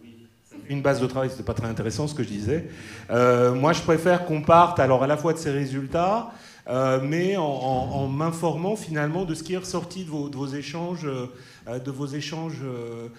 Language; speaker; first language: French; native; French